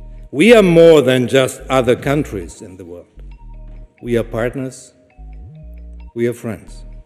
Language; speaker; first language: English; non-native, fluent; German